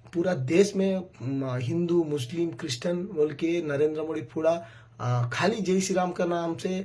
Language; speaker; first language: Hindi; non-native, local second language; Telugu